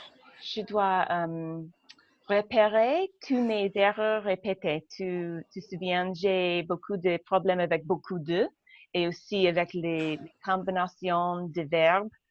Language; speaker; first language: French; non-native, learner; English